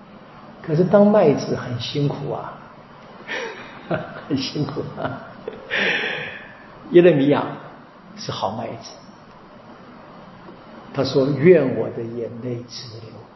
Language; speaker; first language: Chinese; native; Chinese